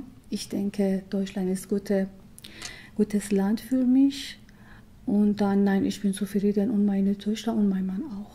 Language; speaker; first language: German; non-native, learner; Persian